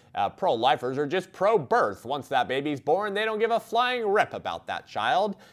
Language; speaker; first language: English; native; English